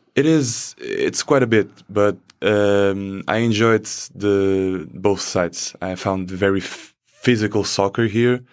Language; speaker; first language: English; non-native, fluent; Portuguese